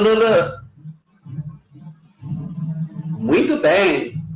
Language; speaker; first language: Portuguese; non-native, learner; English